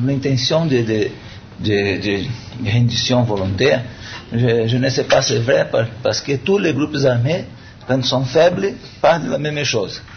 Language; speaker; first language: French; non-native, learner; Portuguese